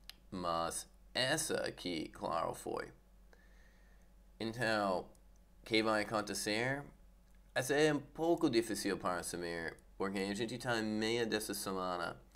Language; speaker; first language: Portuguese; non-native, learner; English